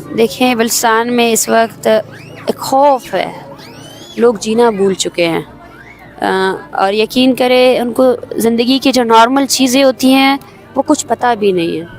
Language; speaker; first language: Urdu; non-native, local second language; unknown